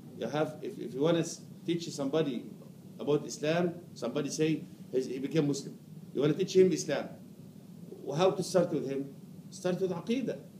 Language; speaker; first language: English; non-native, fluent; Arabic